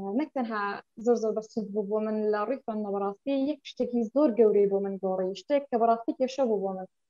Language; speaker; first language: Central Kurdish; non-native, local second language; Kurdish